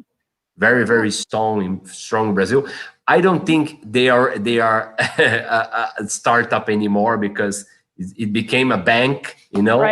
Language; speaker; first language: English; non-native, fluent; Portuguese